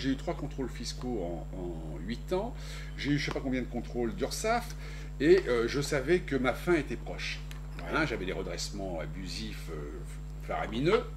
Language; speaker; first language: French; native; French